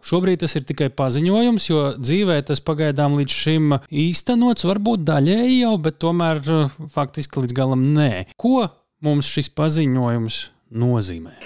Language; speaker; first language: Latvian; native; Latvian